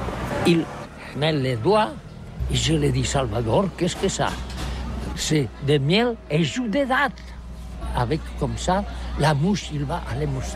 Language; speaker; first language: French; non-native, learner; Catalan